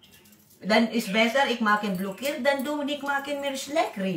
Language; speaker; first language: German; non-native, learner; Waray